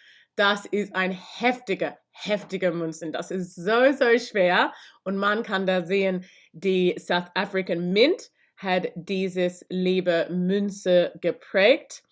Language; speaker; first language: German; non-native, learner; English